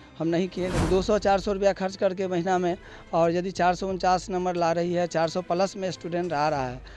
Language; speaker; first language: Hindi; non-native, local second language; Maithili